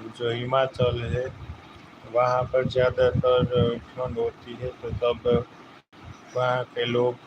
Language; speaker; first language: Hindi; non-native, local second language; Gujarati